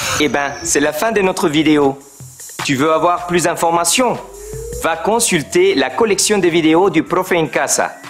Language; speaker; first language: French; non-native, fluent; Spanish